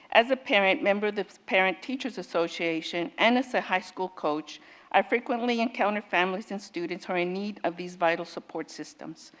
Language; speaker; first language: English; native; English